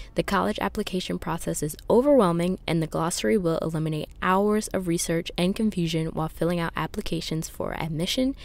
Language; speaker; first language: English; native; English